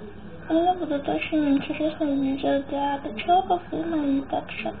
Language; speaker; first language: Russian; early bilingual, heritage; Russian